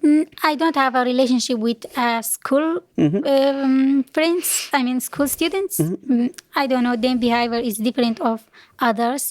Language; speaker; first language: English; non-native, learner; Kurdish